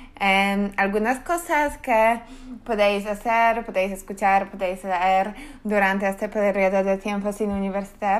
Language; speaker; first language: Spanish; non-native, learner; Polish